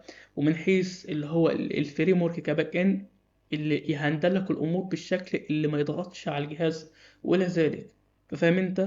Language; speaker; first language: Arabic; native; Arabic